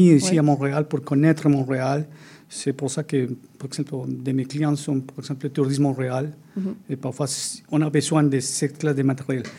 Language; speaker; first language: French; non-native, fluent; Spanish